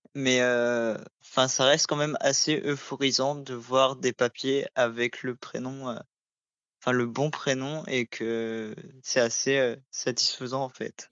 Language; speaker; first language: French; native; French